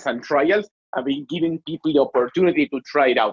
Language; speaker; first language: English; non-native, fluent; Spanish